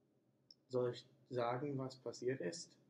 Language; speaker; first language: German; non-native, learner; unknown